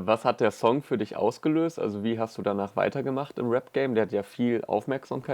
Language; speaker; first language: German; native; German